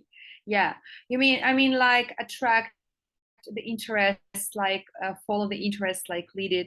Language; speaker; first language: English; non-native, fluent; Russian